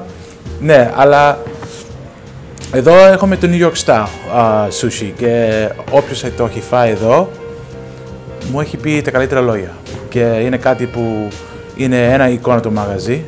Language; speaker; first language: Greek; early bilingual, heritage; Greek